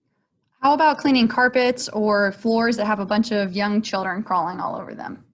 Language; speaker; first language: English; native; English